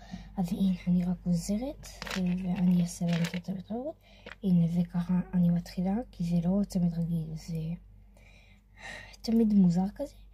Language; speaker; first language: Hebrew; native; Hebrew